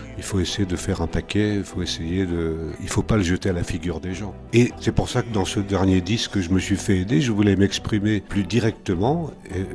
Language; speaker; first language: French; non-native, local second language; Swiss German